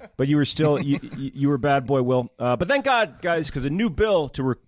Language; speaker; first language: English; native; English